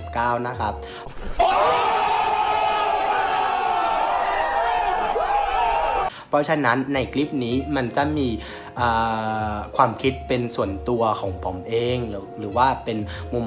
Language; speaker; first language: Thai; non-native, fluent; Vietnamese